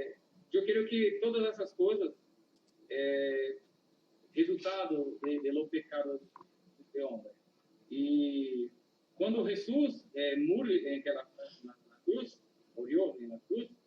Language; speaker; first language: Spanish; non-native, learner; Portuguese